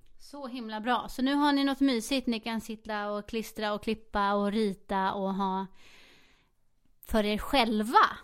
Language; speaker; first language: Swedish; native; Swedish